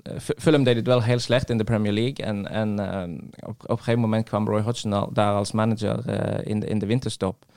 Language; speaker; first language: Dutch; non-native, fluent; Norwegian